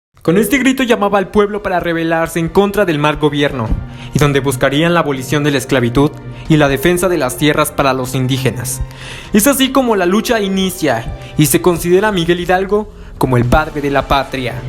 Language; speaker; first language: Spanish; native; Spanish